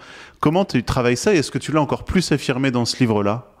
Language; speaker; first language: French; native; French